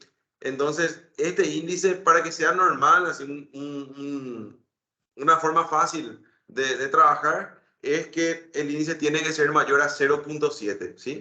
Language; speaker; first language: Spanish; native; Spanish